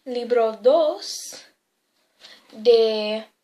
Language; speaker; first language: Spanish; non-native, learner; English